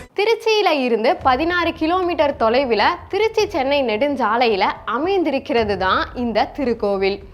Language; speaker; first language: Tamil; native; Tamil